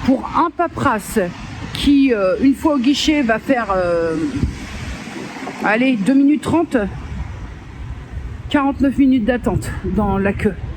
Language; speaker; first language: French; native; French